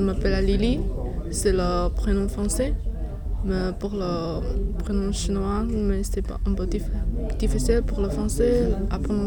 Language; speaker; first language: French; non-native, learner; Chinese